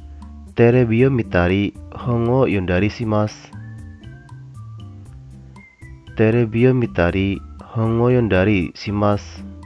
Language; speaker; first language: Japanese; non-native, fluent; Indonesian